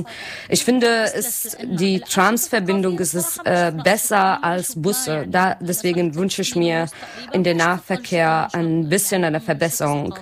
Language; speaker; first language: German; non-native, learner; Arabic